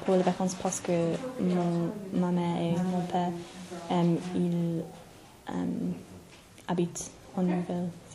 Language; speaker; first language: French; non-native, learner; English